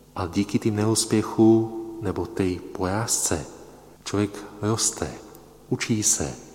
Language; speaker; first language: Czech; non-native, fluent; Polish